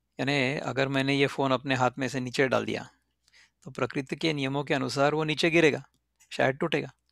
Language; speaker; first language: Hindi; native; Hindi